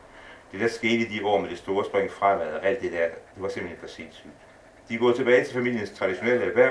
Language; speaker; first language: Danish; native; Danish